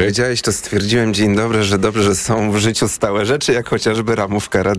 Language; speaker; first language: Polish; native; Polish